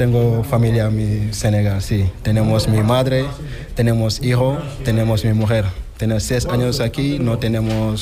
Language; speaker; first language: Spanish; non-native, learner; Wolof